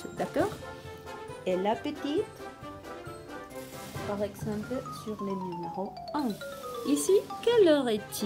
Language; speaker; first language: French; non-native, fluent; Spanish